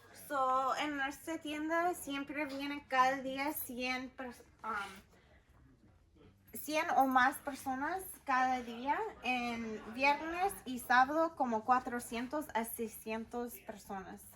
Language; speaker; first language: Spanish; early bilingual, heritage; Spanish